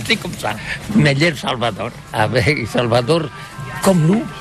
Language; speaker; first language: French; non-native, learner; Catalan